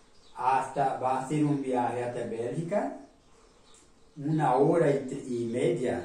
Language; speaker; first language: Spanish; non-native, learner; Portuguese